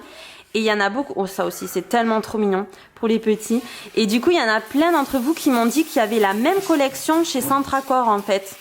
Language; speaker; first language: French; native; French